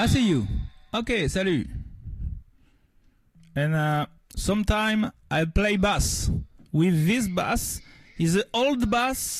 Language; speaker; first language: English; non-native, learner; French